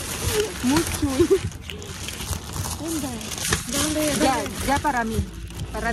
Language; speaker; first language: Spanish; non-native, learner; Filipino